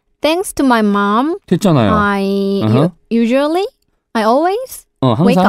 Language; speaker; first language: English; non-native, learner; Korean